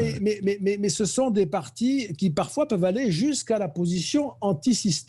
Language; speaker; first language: French; native; French